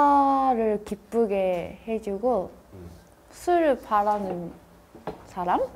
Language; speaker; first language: Korean; non-native, fluent; Japanese